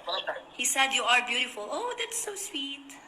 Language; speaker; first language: English; non-native, fluent; Somali